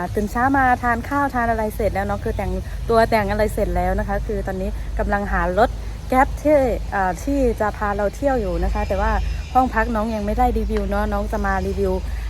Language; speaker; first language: Thai; non-native, local second language; Shan